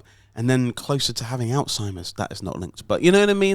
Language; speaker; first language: English; native; English